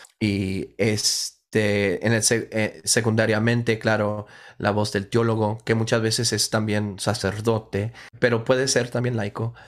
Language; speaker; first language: Spanish; early bilingual, heritage; Spanish